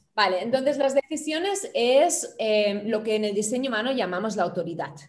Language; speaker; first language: Spanish; non-native, fluent; German